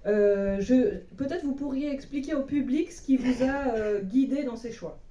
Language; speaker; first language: French; native; French